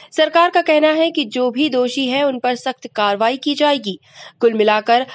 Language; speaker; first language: Hindi; native; Hindi